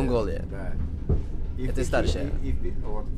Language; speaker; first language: Russian; non-native, learner; Swedish